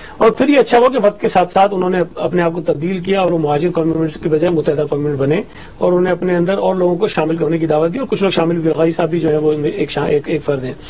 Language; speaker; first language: Urdu; native; Urdu